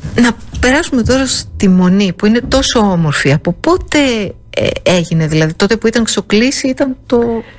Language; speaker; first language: Greek; native; Greek